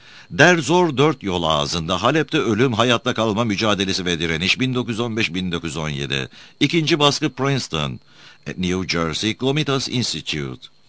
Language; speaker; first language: Turkish; native; Turkish